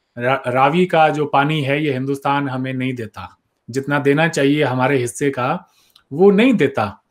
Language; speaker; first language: Hindi; native; Hindi